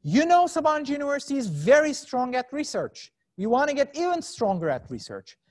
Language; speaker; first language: English; non-native, fluent; Turkish